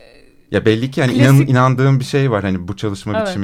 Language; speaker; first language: Turkish; native; Turkish